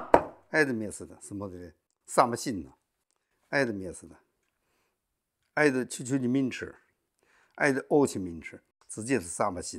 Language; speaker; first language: Russian; non-native, learner; Chinese